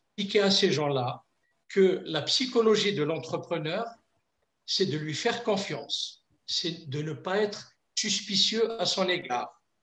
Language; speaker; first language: French; non-native, local second language; Kabyle